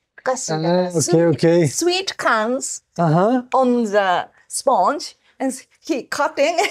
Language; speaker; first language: English; non-native, learner; Japanese